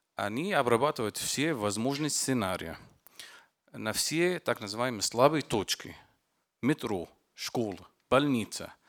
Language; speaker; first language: Russian; non-native, fluent; Arabic